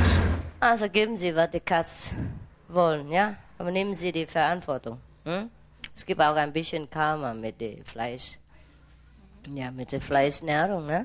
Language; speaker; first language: German; non-native, fluent; Vietnamese